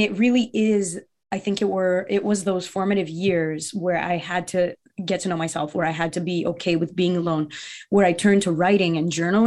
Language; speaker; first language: English; early bilingual, other home language; Portuguese